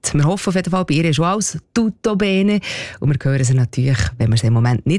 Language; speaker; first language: German; native; German